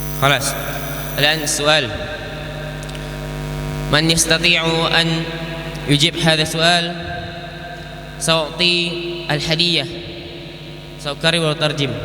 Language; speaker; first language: Arabic; non-native, learner; Indonesian